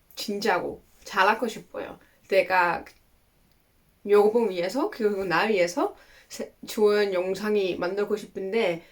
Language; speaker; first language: Korean; non-native, fluent; Dutch